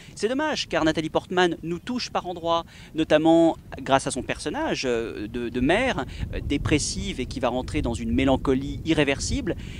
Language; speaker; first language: French; native; French